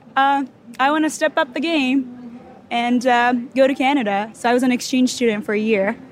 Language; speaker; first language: English; non-native, fluent; Japanese